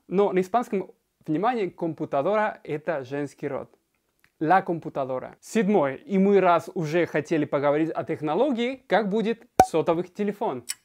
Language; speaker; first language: Russian; non-native, fluent; Spanish